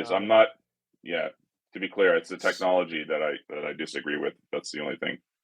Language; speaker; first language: English; native; English